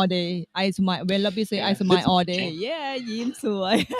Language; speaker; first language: English; non-native, learner; Thai